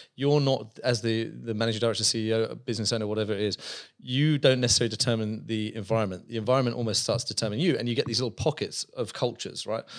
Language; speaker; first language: English; native; English